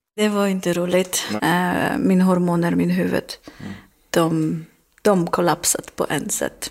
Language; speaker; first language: Swedish; non-native, learner; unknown